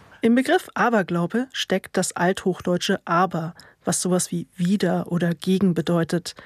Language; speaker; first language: German; native; German